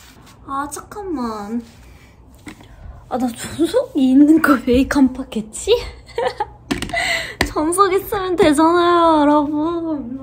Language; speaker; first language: Korean; non-native, fluent; Arabic